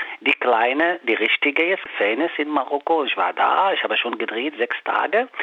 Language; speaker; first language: German; non-native, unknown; Arabic